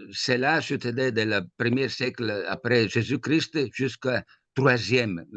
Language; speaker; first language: French; non-native, fluent; Italian